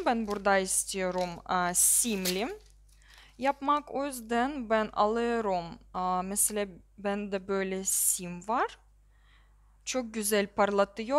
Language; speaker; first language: Turkish; non-native, learner; Russian